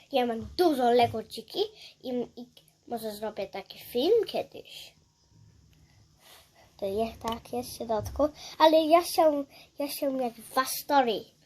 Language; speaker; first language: Polish; early bilingual, heritage; Polish